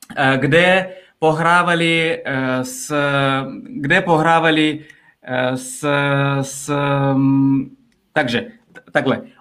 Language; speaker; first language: Czech; non-native, fluent; Kazakh